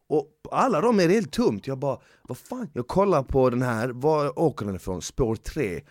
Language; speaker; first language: Swedish; native; Swedish